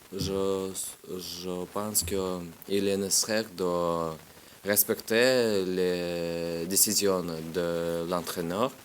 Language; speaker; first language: French; non-native, learner; Russian